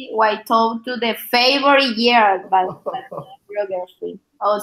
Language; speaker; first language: English; non-native, learner; Spanish